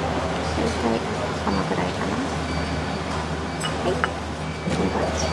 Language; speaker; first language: Japanese; native; Japanese